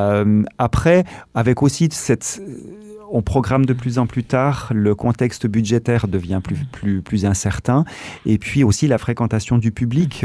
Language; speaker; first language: French; native; French